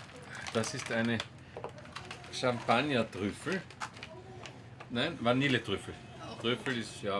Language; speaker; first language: German; native; German